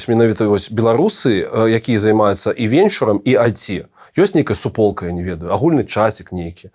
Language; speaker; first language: Belarusian; non-native, local second language; Russian